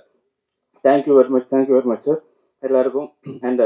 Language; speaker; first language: Tamil; non-native, learner; Telugu